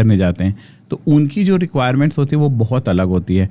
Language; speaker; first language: Hindi; native; Hindi